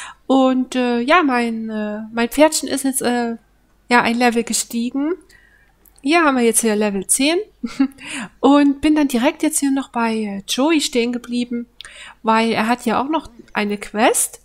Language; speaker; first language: German; native; German